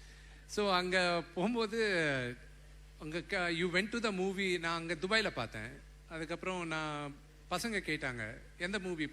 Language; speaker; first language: Tamil; non-native, local second language; Telugu